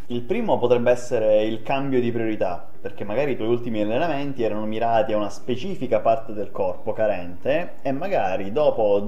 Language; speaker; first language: Italian; native; Italian